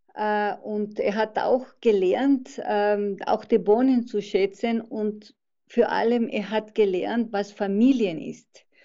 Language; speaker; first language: German; non-native, fluent; Spanish